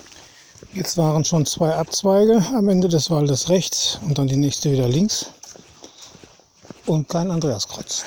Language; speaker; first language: German; native; German